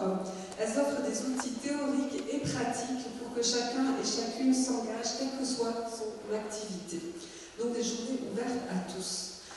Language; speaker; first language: French; native; French